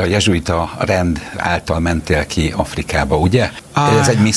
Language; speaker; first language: Hungarian; native; Hungarian